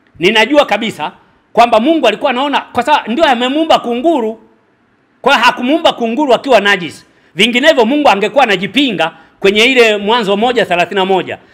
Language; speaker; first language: Swahili; native; Swahili